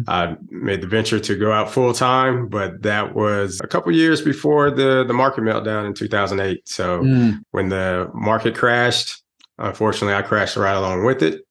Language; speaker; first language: English; native; English